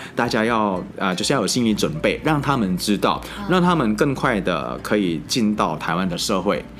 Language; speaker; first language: Chinese; non-native, fluent; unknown